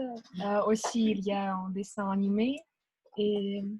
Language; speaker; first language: French; non-native, learner; Russian